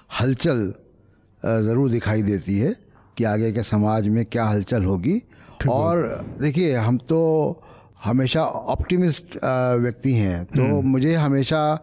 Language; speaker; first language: Hindi; native; Hindi